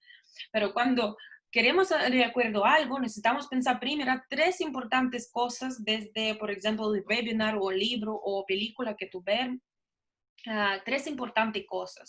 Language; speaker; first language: Spanish; non-native, learner; Russian